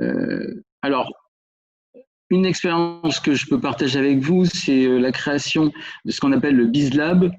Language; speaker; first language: French; native; French